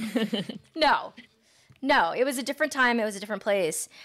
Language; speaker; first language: English; native; English